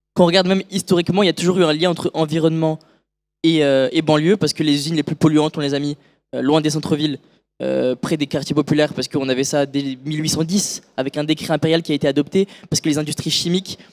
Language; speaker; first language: French; native; French